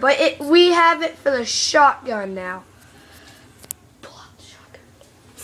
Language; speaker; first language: English; native; English